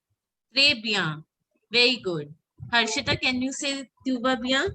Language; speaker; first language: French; non-native, fluent; Hindi